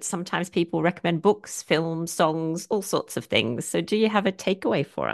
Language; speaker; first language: English; native; English